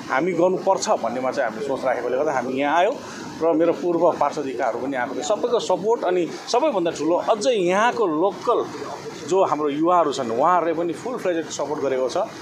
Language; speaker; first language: Nepali; native; Nepali